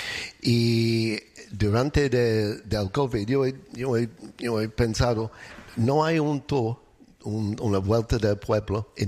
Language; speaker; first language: Spanish; non-native, learner; English